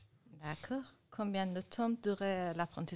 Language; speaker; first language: French; non-native, learner; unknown